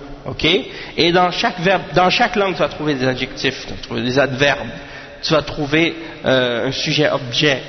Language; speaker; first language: French; native; French